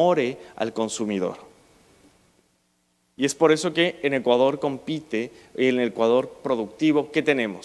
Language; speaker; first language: Spanish; native; Spanish